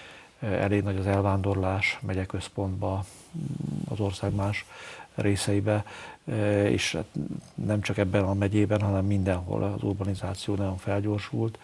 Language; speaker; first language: Hungarian; native; Hungarian